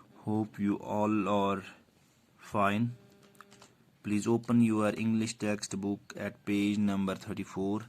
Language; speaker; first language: English; non-native, local second language; Urdu